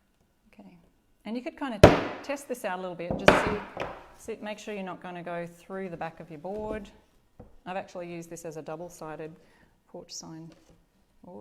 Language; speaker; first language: English; native; English